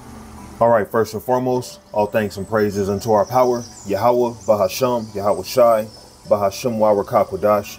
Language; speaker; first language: English; native; English